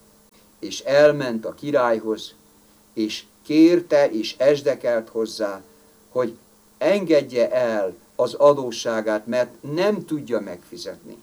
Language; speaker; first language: Hungarian; native; Hungarian